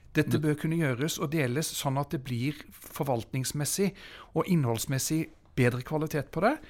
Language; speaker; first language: Norwegian; native; Norwegian